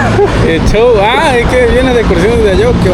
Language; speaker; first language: Spanish; native; Spanish